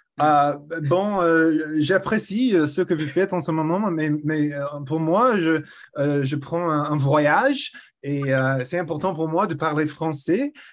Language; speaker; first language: French; non-native, fluent; English